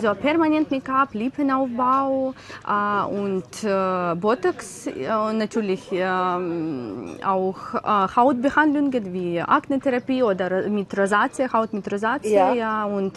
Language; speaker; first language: German; non-native, learner; Ukrainian